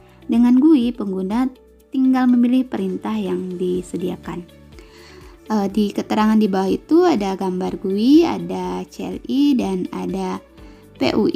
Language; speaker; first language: Indonesian; native; Indonesian